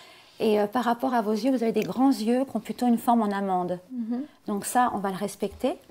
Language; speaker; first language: French; native; French